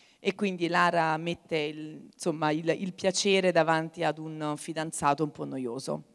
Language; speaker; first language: Italian; native; Italian